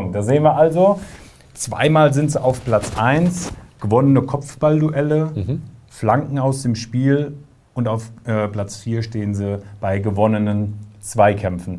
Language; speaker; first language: German; native; German